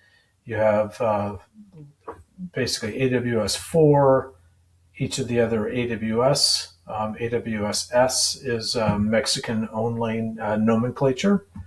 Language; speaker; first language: English; native; English